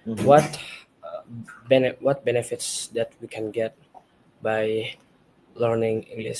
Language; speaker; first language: English; non-native, learner; Indonesian